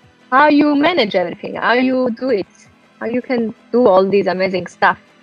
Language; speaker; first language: English; non-native, fluent; Italian